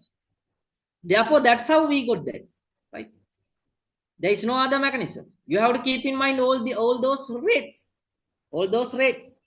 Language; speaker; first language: English; non-native, local second language; Sinhala